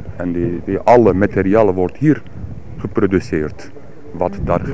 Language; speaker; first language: Dutch; non-native, learner; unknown